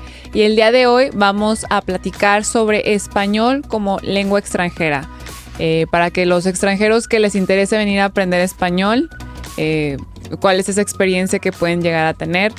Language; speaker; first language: Spanish; native; Spanish